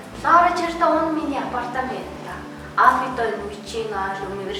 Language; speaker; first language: Italian; non-native, learner; Mongolian